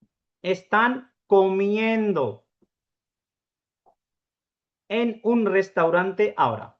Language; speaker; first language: Spanish; non-native, fluent; Urdu